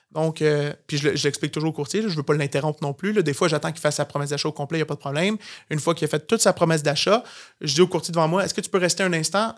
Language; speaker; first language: French; native; French